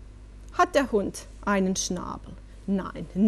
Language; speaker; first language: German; non-native, fluent; Bosnian